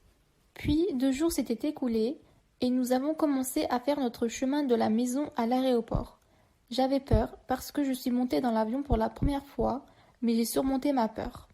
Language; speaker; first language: French; non-native, learner; Turkish